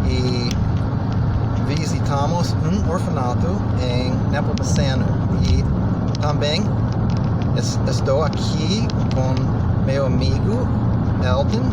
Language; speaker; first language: Portuguese; non-native, fluent; English